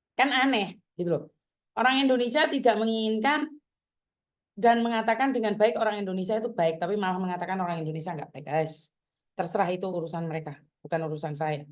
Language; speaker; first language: Indonesian; native; Indonesian